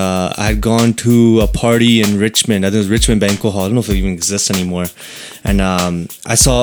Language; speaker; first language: English; native; English